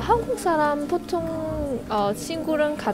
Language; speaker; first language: Korean; non-native, learner; Cantonese